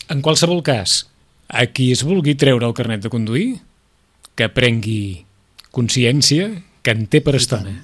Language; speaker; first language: Catalan; native; Catalan